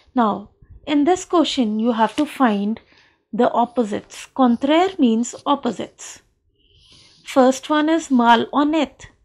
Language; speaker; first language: English; non-native, local second language; Hindi